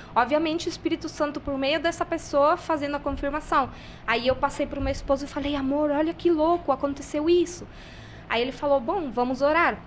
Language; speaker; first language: Portuguese; non-native, fluent; Spanish